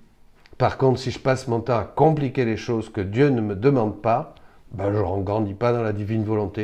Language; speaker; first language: French; native; French